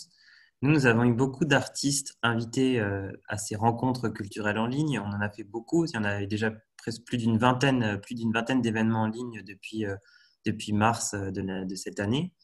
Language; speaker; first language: French; native; French